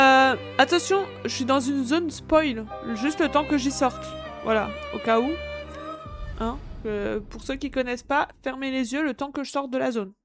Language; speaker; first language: French; native; French